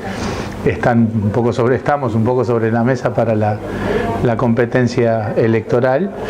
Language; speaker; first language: Spanish; native; Spanish